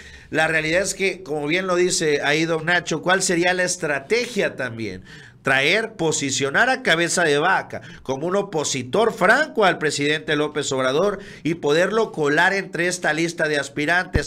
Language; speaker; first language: Spanish; native; Spanish